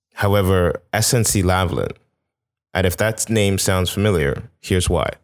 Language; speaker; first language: English; non-native, local second language; Yoruba